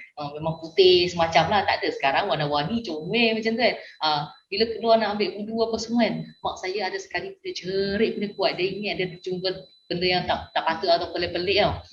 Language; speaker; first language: Malay; non-native, local second language; Min Nan Chinese